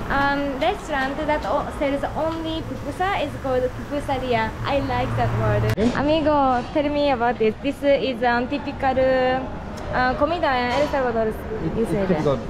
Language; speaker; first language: English; non-native, fluent; Japanese